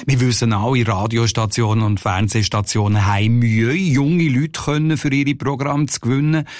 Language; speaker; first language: German; native; German